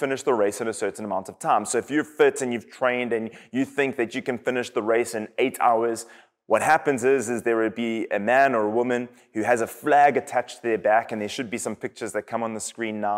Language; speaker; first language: English; native; English